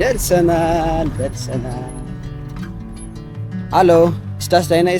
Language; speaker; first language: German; non-native, learner; Amharic